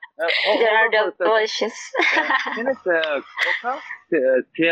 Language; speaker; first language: English; non-native, learner; German